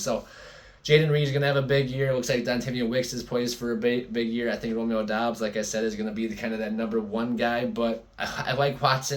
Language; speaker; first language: English; native; English